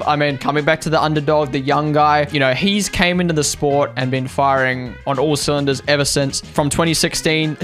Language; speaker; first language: English; native; English